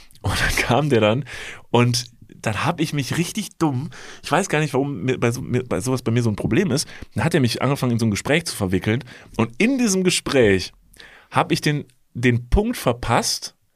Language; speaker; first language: German; native; German